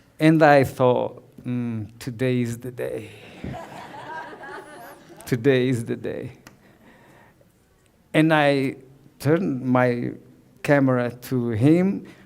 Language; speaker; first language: English; non-native, learner; Portuguese